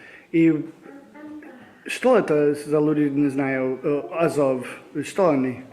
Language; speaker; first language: Russian; non-native, learner; English